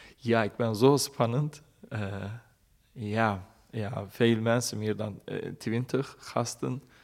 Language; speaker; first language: Dutch; non-native, learner; Turkish